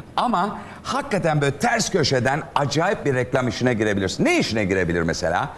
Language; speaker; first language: Turkish; native; Turkish